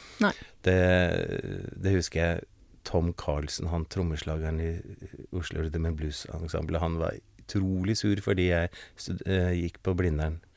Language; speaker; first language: Norwegian; native; Norwegian